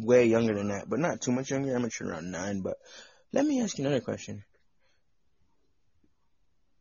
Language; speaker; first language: English; native; English